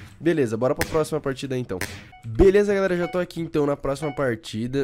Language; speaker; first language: Portuguese; native; Portuguese